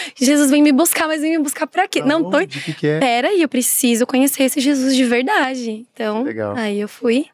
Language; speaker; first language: Portuguese; native; Portuguese